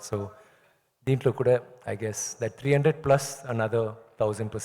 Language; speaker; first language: Telugu; non-native, learner; Tamil